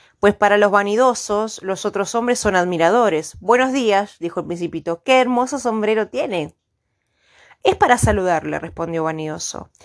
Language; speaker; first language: Spanish; native; Spanish